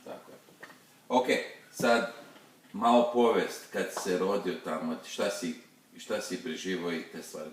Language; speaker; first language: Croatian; early bilingual, heritage; Croatian